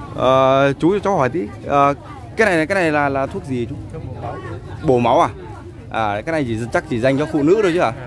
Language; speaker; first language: Vietnamese; non-native, local second language; Hmong